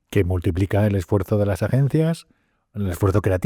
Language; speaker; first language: Spanish; native; Spanish